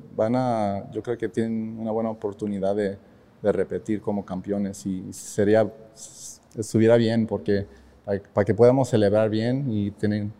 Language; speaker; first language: Spanish; early bilingual, heritage; Spanish